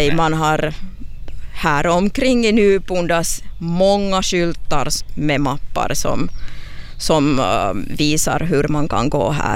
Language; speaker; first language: Swedish; non-native, local second language; Finnish